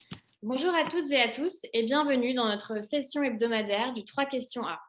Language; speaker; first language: French; native; French